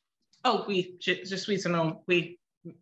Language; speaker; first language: French; non-native, learner; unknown